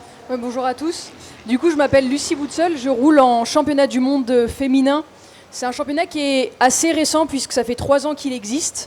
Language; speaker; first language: French; native; French